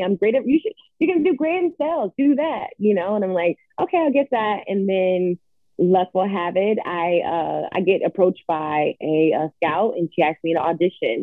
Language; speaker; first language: English; native; English